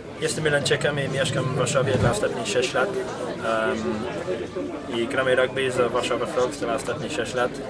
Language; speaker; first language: Polish; non-native, learner; English